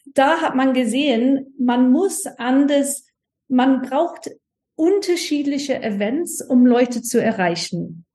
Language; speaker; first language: German; non-native, fluent; English